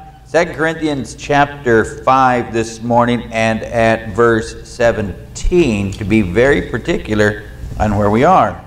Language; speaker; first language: English; native; English